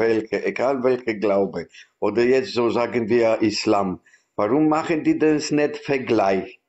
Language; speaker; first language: German; non-native, learner; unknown